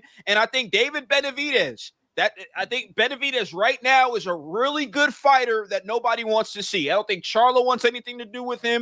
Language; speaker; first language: English; native; English